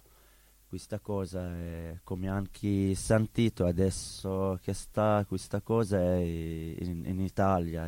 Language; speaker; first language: Italian; non-native, learner; Arabic